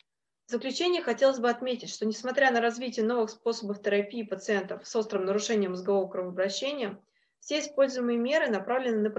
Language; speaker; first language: Russian; native; Russian